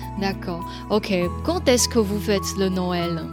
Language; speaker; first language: French; non-native, fluent; Chinese